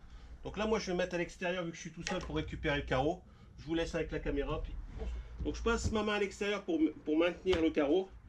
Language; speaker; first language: French; native; French